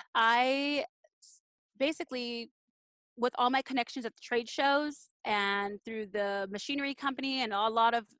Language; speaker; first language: English; native; English